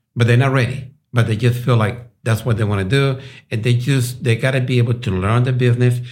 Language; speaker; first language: English; non-native, fluent; Spanish